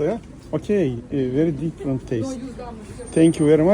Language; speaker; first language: English; non-native, learner; Turkish